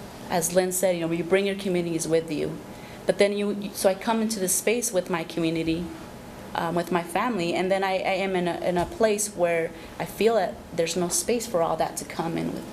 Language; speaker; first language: English; early bilingual, other home language; Spanish